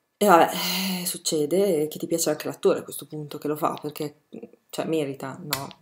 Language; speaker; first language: Italian; native; Italian